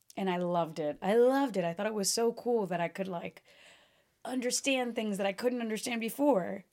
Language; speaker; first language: English; early bilingual, other home language; Portuguese